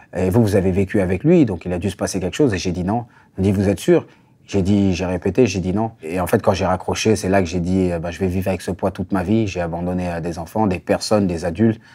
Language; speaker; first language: French; native; French